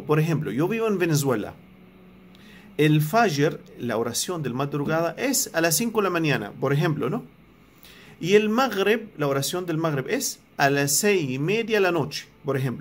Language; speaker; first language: Spanish; non-native, fluent; Arabic